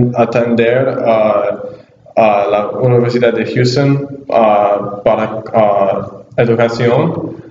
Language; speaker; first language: Spanish; non-native, learner; English